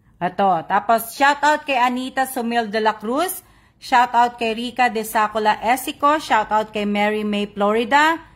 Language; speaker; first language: Filipino; native; Filipino